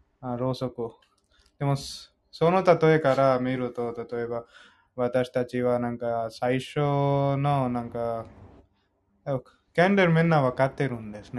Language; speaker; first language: Japanese; non-native, fluent; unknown